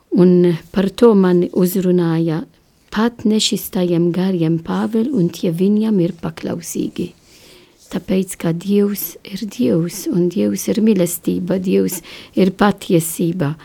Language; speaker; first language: Latvian; non-native, learner; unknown